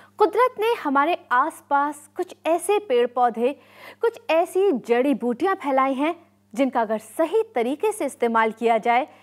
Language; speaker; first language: Hindi; native; Hindi